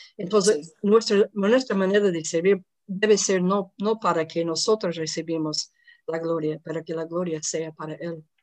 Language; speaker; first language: Spanish; non-native, fluent; English